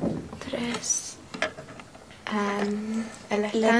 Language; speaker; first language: Spanish; non-native, learner; English